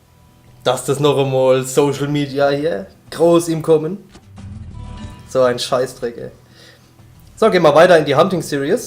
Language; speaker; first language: German; native; German